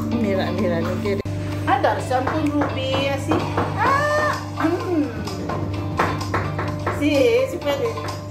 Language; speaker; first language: Spanish; non-native, learner; Filipino